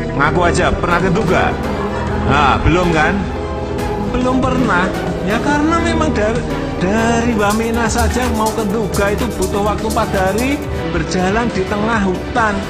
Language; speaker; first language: Indonesian; native; Indonesian